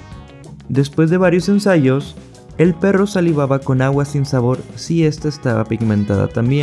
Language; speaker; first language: Spanish; native; Spanish